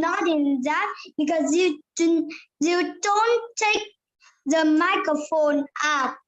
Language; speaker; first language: English; non-native, learner; Vietnamese